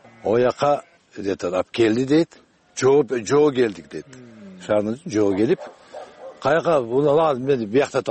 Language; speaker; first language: Kyrgyz; non-native, local second language; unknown